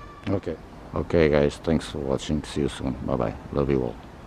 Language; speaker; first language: English; non-native, fluent; Portuguese